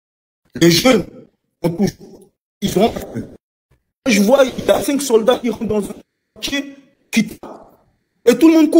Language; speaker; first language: French; non-native, local second language; Ewe